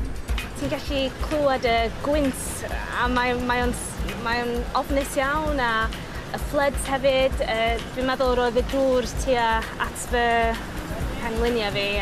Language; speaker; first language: Welsh; non-native, local second language; English